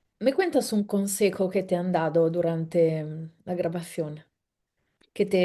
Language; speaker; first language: Spanish; non-native, fluent; Italian